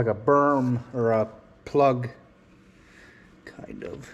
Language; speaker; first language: English; native; English